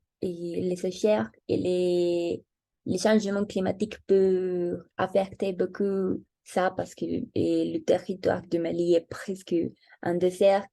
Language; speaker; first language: French; non-native, learner; Spanish